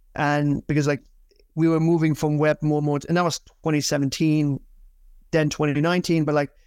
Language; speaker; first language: English; non-native, fluent; German